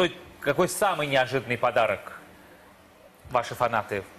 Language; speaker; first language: Russian; native; Russian